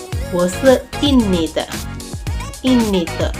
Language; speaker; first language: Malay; non-native, local second language; Javanese